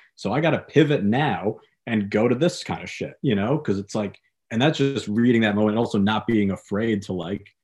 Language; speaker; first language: English; native; English